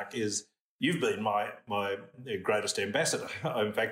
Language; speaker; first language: English; native; English